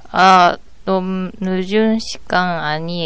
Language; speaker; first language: Korean; non-native, learner; Japanese